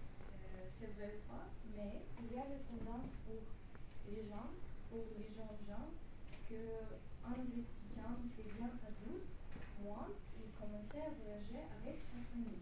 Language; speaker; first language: French; non-native, learner; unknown